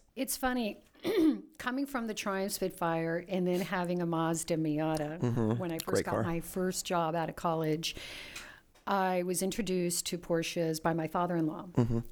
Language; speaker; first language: English; early bilingual, other home language; Italian